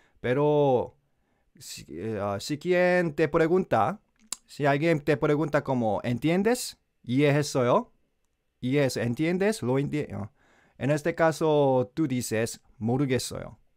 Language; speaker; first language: Spanish; non-native, learner; Korean